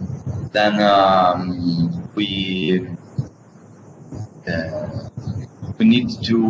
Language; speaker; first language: English; non-native, learner; Italian